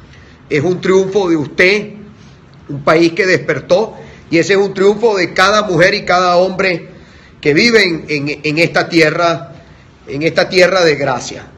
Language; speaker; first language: Spanish; native; Spanish